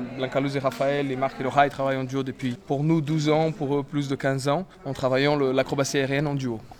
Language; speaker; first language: French; non-native, fluent; Portuguese